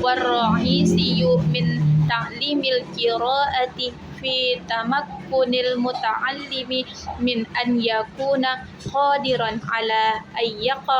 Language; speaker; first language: Arabic; non-native, learner; Indonesian